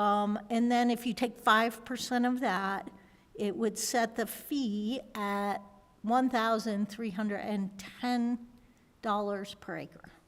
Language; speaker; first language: English; native; English